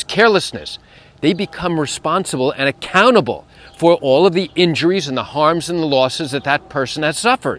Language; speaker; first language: English; native; English